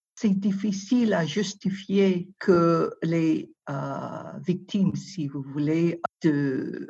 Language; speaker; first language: French; non-native, fluent; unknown